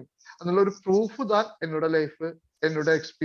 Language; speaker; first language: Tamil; non-native, learner; Malayalam